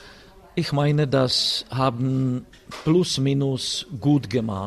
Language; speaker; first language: German; non-native, fluent; Czech